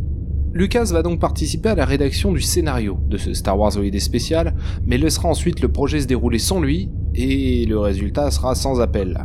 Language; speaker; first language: French; native; French